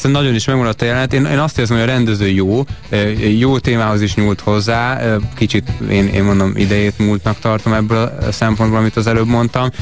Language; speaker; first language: Hungarian; native; Hungarian